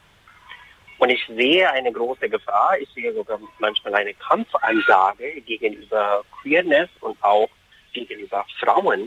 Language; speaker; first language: German; non-native, fluent; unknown